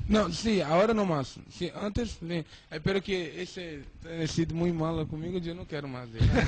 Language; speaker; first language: Spanish; non-native, learner; Portuguese